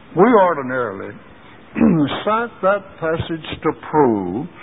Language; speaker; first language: English; native; English